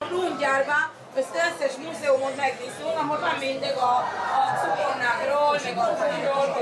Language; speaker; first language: Hungarian; non-native, fluent; Spanish